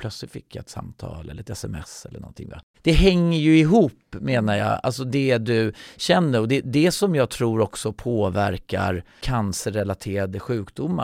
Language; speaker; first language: Swedish; native; Swedish